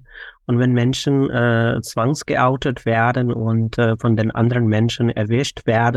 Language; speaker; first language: German; non-native, fluent; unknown